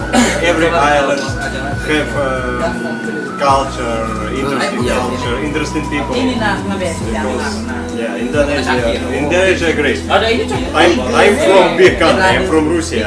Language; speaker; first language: English; non-native, learner; Russian